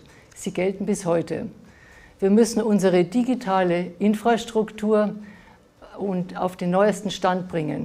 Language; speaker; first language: German; native; German